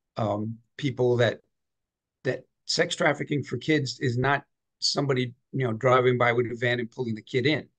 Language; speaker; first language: English; native; English